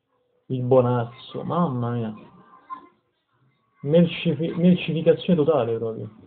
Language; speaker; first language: Italian; native; Italian